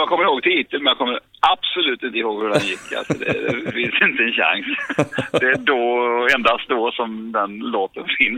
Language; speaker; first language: Swedish; native; Swedish